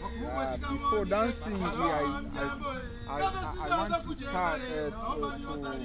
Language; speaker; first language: English; non-native, local second language; Swahili